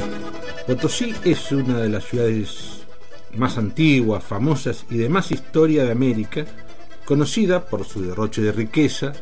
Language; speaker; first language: Spanish; native; Spanish